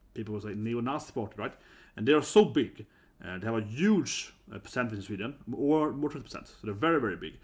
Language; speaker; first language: English; non-native, fluent; Swedish